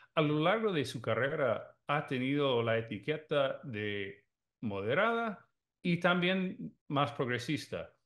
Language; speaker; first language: Spanish; non-native, fluent; English